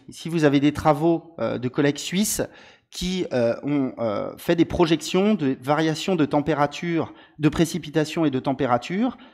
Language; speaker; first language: Italian; non-native, learner; French